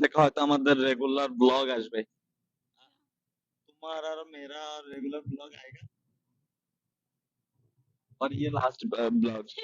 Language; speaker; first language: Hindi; non-native, learner; Bangla